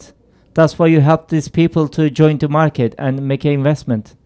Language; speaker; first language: English; non-native, fluent; Turkish